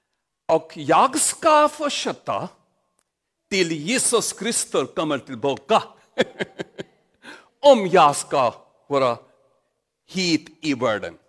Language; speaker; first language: Swedish; non-native, learner; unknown